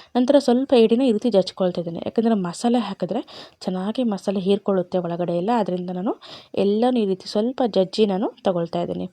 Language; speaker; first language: Kannada; non-native, local second language; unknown